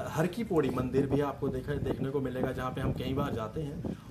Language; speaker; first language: Hindi; native; Hindi